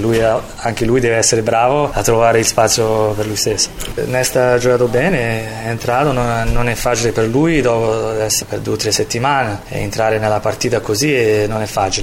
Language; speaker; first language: Italian; early bilingual, heritage; Italian